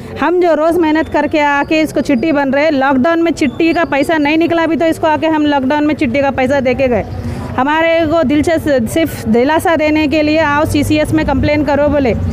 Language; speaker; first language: Hindi; non-native, local second language; Urdu